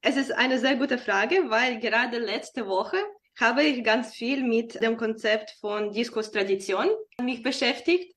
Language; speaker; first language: German; non-native, fluent; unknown